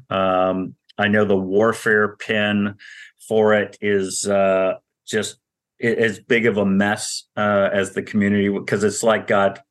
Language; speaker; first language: English; native; English